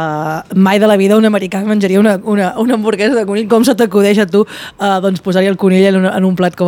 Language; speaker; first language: Catalan; native; Catalan